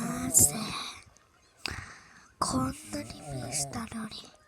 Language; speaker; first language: Japanese; non-native, learner; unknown